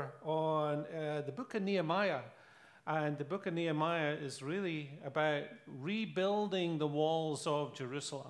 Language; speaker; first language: English; native; English